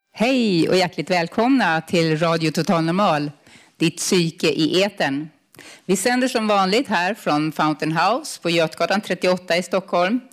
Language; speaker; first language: Swedish; native; Swedish